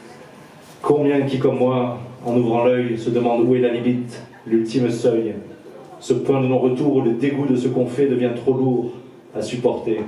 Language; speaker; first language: French; native; French